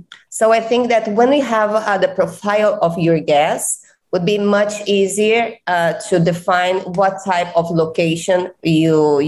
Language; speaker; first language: English; non-native, fluent; Portuguese